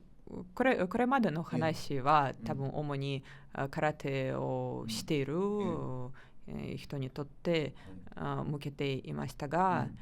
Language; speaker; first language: Japanese; non-native, learner; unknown